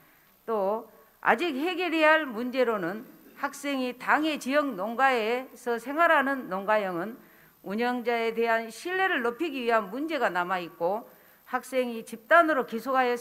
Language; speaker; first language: Korean; native; Korean